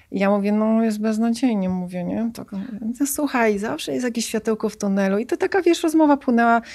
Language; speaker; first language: Polish; native; Polish